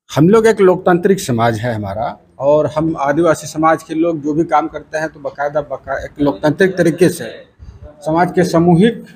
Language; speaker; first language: Hindi; native; Hindi